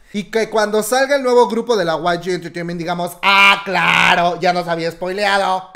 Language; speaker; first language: Spanish; native; Spanish